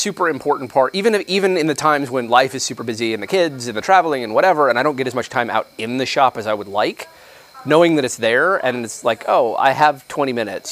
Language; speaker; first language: English; native; English